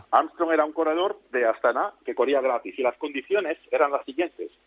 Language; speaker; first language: Spanish; non-native, fluent; Dutch